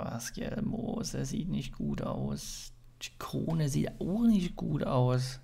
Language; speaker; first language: German; native; German